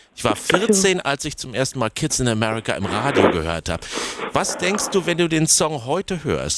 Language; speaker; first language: German; native; German